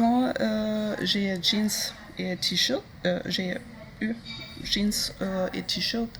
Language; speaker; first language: French; non-native, learner; German